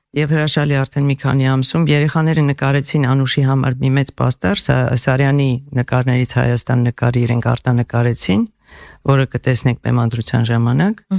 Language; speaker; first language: Armenian; native; Armenian